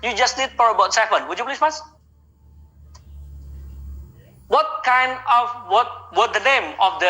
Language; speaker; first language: English; non-native, fluent; Indonesian